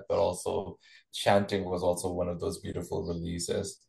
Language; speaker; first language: English; non-native, local second language; Punjabi